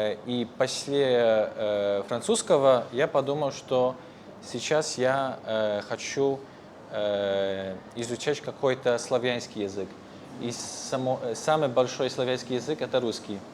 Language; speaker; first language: Russian; non-native, fluent; Polish